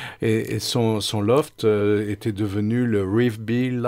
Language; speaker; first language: French; native; French